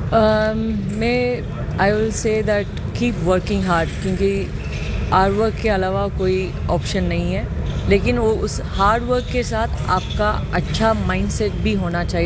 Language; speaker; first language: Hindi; non-native, local second language; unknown